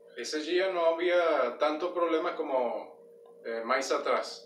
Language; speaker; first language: Portuguese; non-native, learner; Spanish